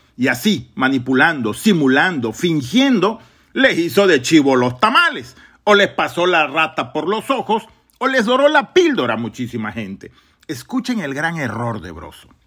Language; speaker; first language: Spanish; native; Spanish